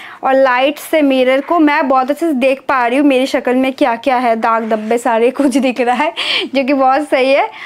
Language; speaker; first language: Hindi; non-native, local second language; Bangla